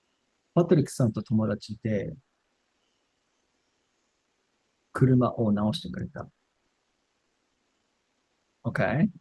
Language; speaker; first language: Japanese; non-native, fluent; English